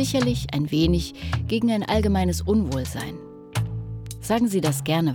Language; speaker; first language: German; native; German